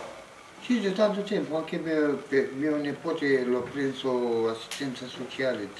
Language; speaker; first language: Italian; non-native, learner; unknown